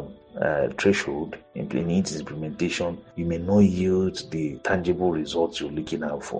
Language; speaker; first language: English; non-native, local second language; Igbo